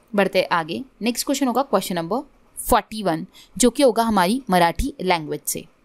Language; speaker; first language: Hindi; non-native, local second language; Marathi